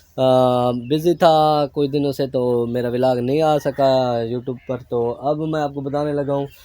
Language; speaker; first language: Urdu; non-native, local second language; Saraiki